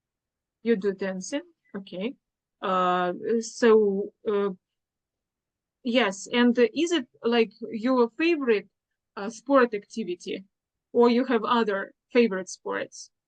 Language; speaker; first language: English; non-native, fluent; Russian